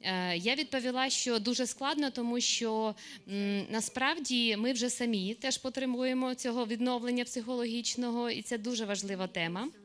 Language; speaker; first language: Ukrainian; native; Ukrainian